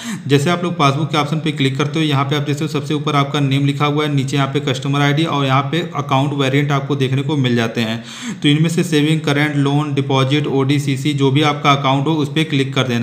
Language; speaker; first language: Hindi; native; Hindi